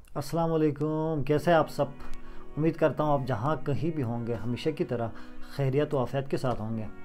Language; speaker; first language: Urdu; non-native, local second language; Shina